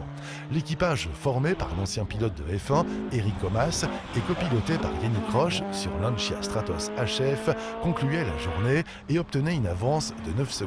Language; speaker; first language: French; native; French